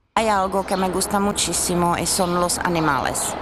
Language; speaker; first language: Spanish; non-native, fluent; Czech